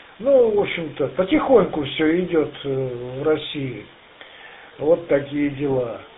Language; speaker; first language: Russian; native; Russian